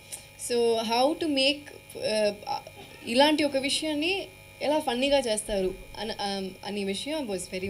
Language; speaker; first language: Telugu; non-native, fluent; Malayalam